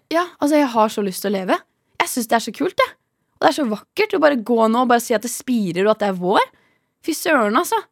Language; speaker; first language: Norwegian; native; Norwegian